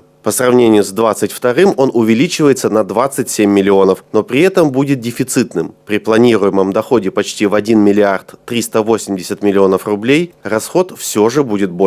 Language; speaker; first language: Russian; native; Russian